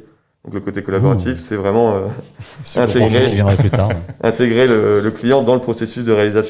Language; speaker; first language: French; native; French